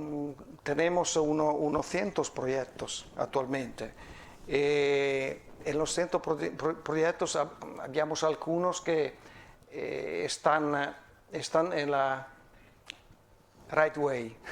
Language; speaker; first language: Spanish; non-native, fluent; Italian